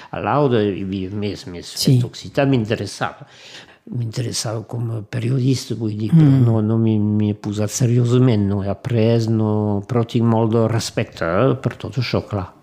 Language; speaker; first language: Catalan; non-native, local second language; French